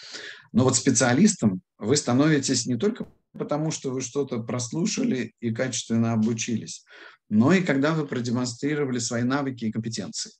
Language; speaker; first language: Russian; native; Russian